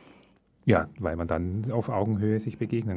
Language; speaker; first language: German; native; German